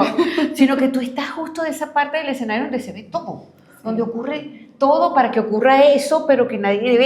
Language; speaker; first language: Spanish; native; Spanish